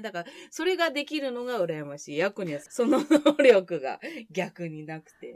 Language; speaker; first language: Japanese; native; Japanese